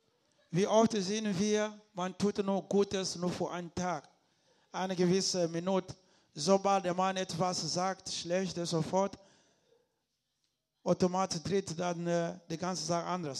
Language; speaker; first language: German; non-native, learner; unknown